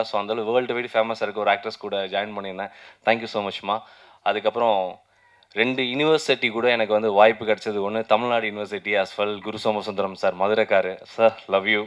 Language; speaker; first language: Tamil; native; Tamil